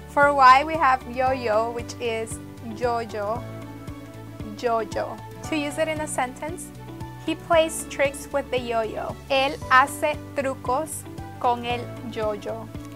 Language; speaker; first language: English; early bilingual, other home language; Spanish